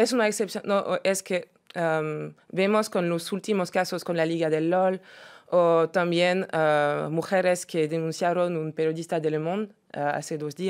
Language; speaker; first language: Spanish; non-native, fluent; French